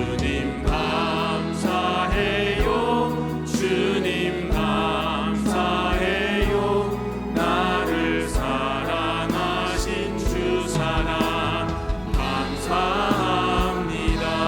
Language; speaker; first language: Korean; native; Korean